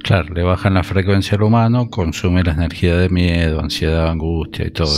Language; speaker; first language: Spanish; native; Spanish